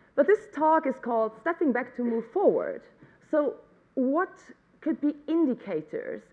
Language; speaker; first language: English; non-native, fluent; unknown